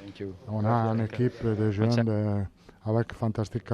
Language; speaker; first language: French; non-native, learner; Italian